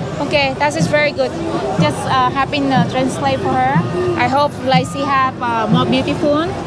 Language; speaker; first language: English; non-native, learner; Vietnamese